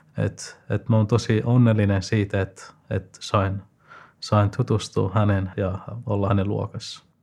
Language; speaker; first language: Finnish; non-native, fluent; Persian